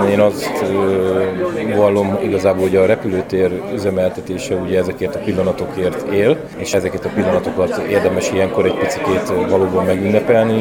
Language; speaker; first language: Hungarian; native; Hungarian